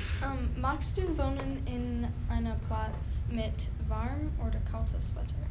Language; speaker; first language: German; non-native, learner; English